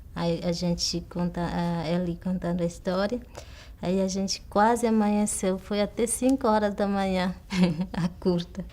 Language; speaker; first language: Portuguese; non-native, local second language; Guarani